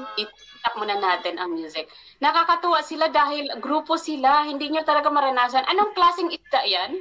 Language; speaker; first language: Filipino; non-native, local second language; Waray